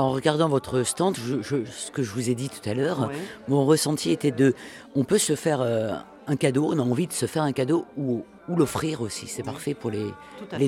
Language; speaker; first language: French; native; French